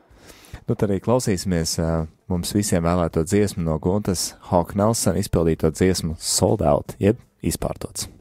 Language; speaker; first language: Latvian; native; Latvian